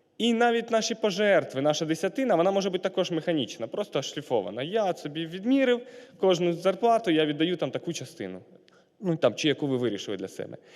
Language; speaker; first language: Ukrainian; non-native, local second language; Russian